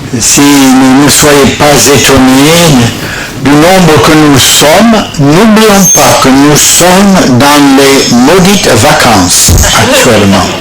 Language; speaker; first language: French; non-native, fluent; English